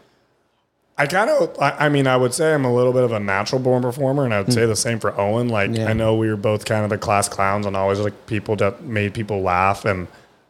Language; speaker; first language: English; early bilingual, other home language; German